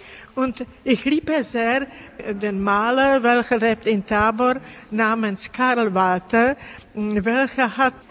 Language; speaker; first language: German; non-native, learner; Czech